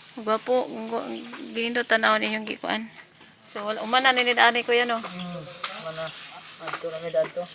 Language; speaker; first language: Filipino; native; Filipino